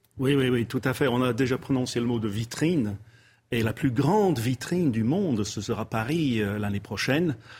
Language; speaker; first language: French; non-native, fluent; English